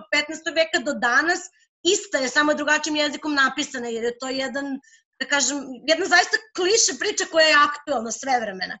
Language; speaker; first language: Serbian; native; Serbian